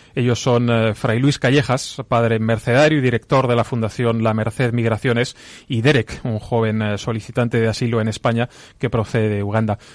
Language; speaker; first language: Spanish; native; Spanish